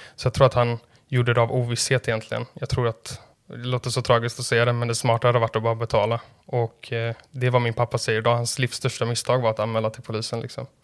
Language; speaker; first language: Swedish; native; Swedish